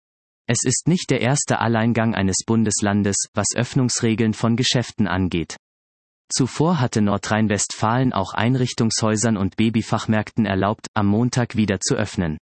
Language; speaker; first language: German; native; German